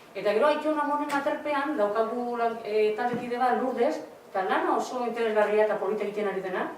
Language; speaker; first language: Basque; native; Basque